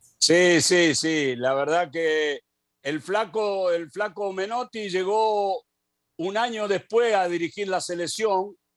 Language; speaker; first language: Spanish; native; Spanish